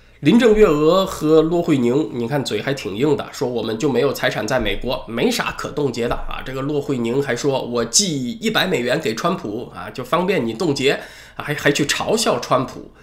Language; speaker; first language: Chinese; native; Chinese